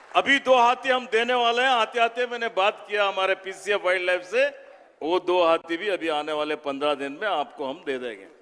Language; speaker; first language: Hindi; non-native, local second language; Kannada